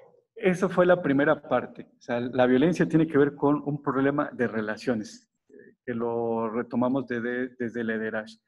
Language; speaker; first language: Spanish; native; Spanish